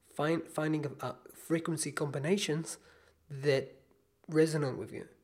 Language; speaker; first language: English; non-native, fluent; Hebrew